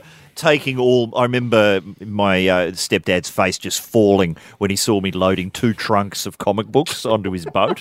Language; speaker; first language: English; native; English